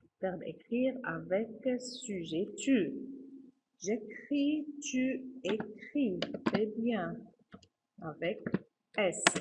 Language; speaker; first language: French; non-native, fluent; Arabic